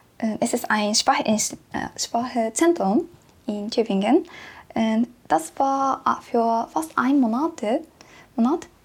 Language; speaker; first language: German; non-native, learner; Japanese